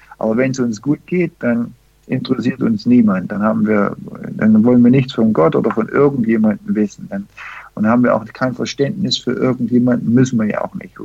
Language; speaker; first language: German; early bilingual, heritage; German